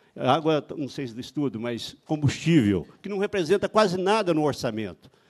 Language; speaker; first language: Portuguese; native; Portuguese